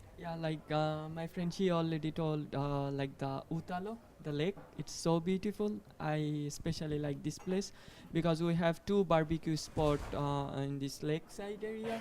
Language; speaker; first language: English; non-native, fluent; Bangla